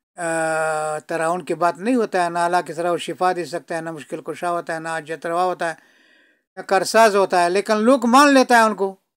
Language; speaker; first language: Urdu; non-native, local second language; Pashto